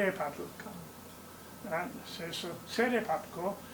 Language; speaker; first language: Korean; non-native, learner; English